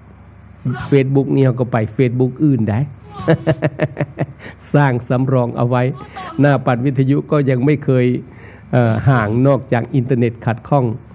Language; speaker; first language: Thai; non-native, local second language; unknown